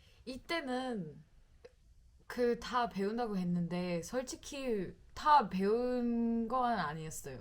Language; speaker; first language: Korean; non-native, fluent; English